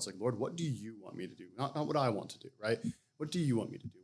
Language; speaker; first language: English; native; English